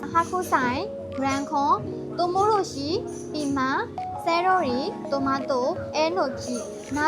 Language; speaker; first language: Japanese; non-native, learner; Burmese